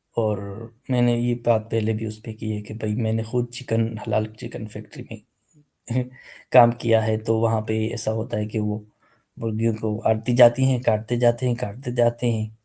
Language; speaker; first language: Urdu; non-native, local second language; Sindhi